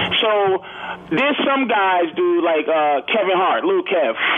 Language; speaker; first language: English; native; English